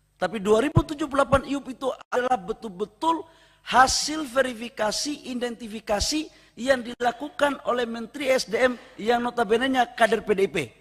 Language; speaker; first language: Indonesian; native; Indonesian